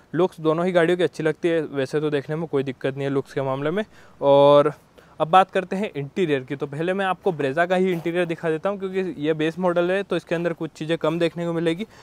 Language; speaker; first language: Hindi; native; Hindi